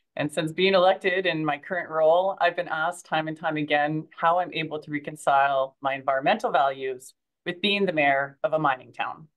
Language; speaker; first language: English; early bilingual, other home language; French